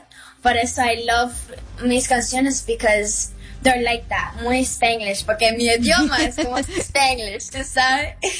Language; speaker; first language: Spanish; early bilingual, heritage; Spanish